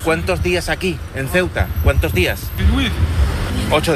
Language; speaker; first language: Spanish; non-native, learner; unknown